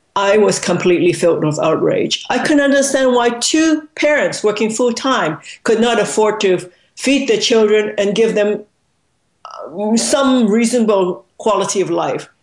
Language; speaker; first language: English; non-native, local second language; Cantonese